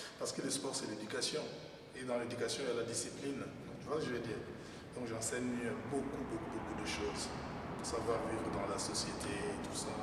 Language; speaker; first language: French; non-native, local second language; Lingala